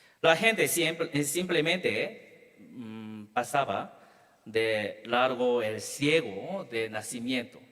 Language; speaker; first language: Spanish; non-native, learner; Korean